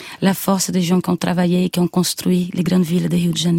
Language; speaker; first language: French; non-native, fluent; Portuguese